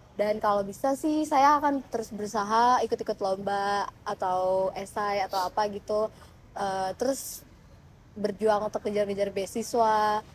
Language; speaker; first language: Indonesian; native; Indonesian